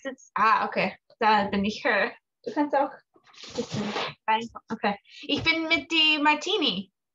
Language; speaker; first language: German; early bilingual, heritage; English